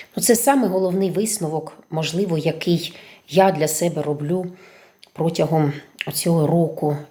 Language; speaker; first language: Ukrainian; non-native, local second language; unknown